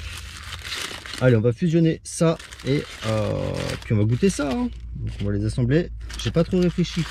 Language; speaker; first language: French; native; French